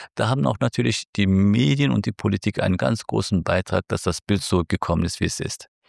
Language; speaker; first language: German; early bilingual, other home language; Turkish